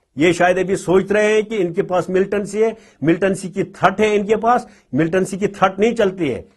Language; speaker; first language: Urdu; non-native, local second language; Kashmiri